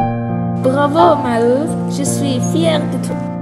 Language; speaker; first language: French; non-native, learner; English